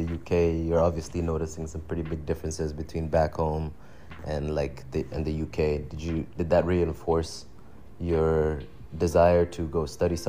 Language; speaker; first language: English; non-native, local second language; Swahili